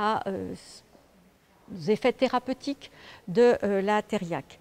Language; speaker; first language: French; native; French